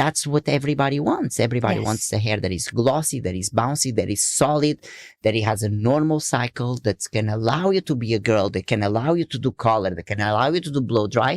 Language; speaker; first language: English; non-native, fluent; Portuguese